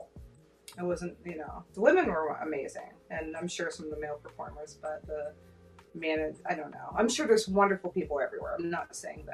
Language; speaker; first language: English; native; English